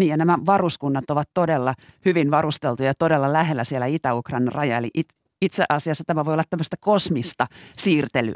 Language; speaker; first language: Finnish; native; Finnish